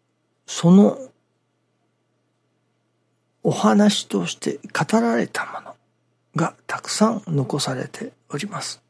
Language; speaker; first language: Japanese; native; Japanese